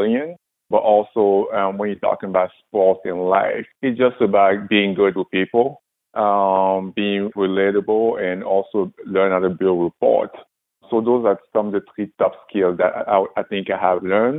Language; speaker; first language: English; non-native, local second language; French